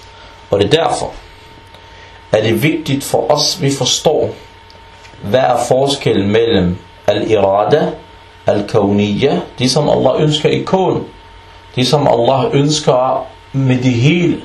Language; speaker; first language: Danish; early bilingual, other home language; Arabic